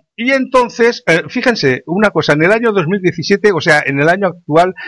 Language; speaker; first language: Spanish; native; Spanish